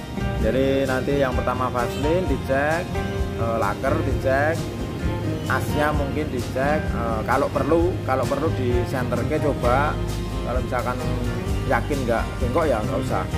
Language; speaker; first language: Indonesian; non-native, local second language; Javanese